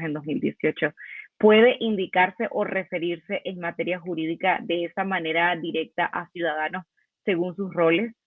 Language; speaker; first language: Spanish; native; Spanish